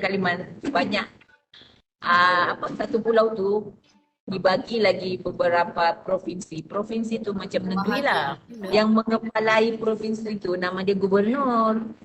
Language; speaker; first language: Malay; non-native, local second language; Buginese